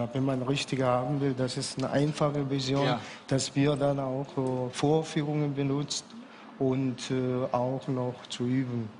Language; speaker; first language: German; non-native, learner; Korean